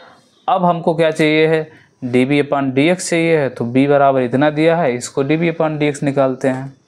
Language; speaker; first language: Hindi; native; Hindi